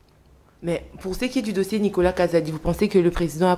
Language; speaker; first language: French; non-native, local second language; Lingala